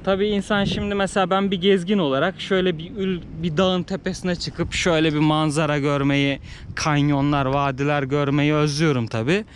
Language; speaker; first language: Turkish; native; Turkish